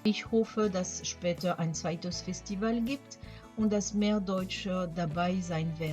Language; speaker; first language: German; non-native, learner; French